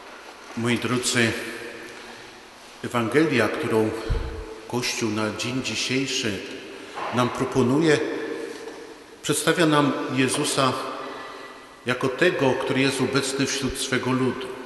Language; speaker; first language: Polish; native; Polish